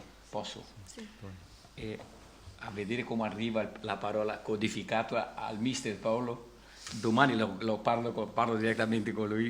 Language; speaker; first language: Italian; non-native, fluent; Portuguese